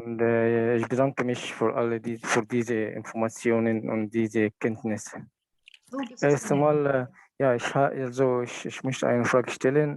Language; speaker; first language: German; non-native, fluent; Arabic